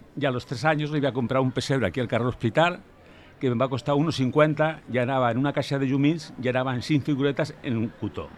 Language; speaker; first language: Catalan; non-native, local second language; Spanish